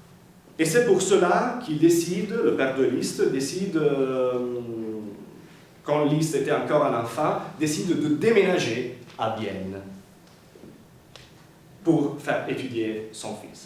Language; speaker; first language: French; non-native, fluent; Italian